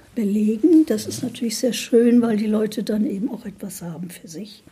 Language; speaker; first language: German; native; German